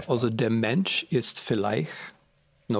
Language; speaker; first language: German; non-native, fluent; English